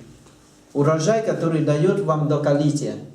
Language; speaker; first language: Russian; non-native, learner; Thai